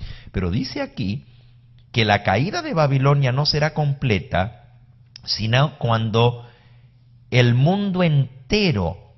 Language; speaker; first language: Spanish; native; Spanish